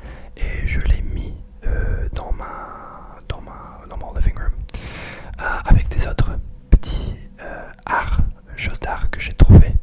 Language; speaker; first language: French; non-native, fluent; English